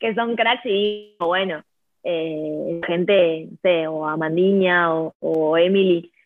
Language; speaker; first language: Spanish; native; Spanish